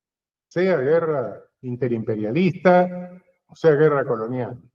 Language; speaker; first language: Spanish; native; Spanish